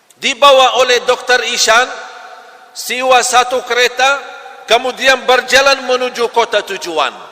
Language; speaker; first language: Malay; non-native, fluent; Arabic